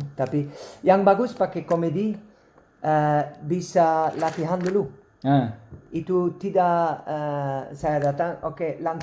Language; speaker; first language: Indonesian; non-native, learner; Dutch